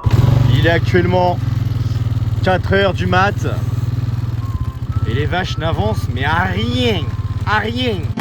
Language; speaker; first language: French; native; French